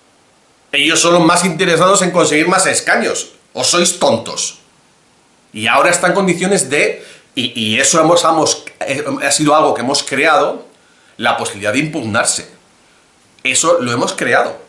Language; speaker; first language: Spanish; native; Spanish